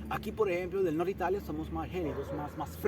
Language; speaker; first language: Spanish; early bilingual, heritage; Italian